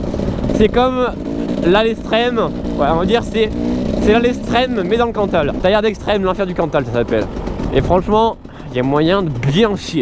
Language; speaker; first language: French; native; French